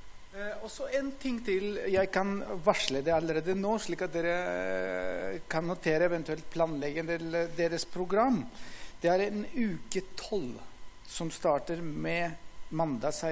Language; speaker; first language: Norwegian; non-native, fluent; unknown